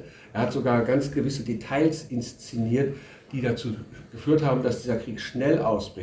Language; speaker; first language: German; native; German